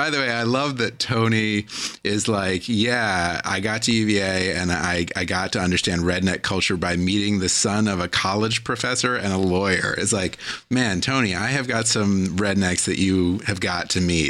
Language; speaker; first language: English; native; English